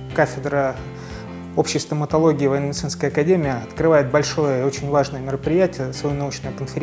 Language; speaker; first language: Russian; native; Russian